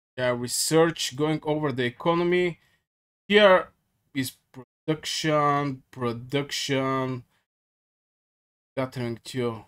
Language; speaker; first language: English; non-native, fluent; Bulgarian